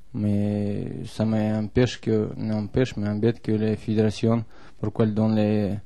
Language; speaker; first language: French; non-native, learner; Russian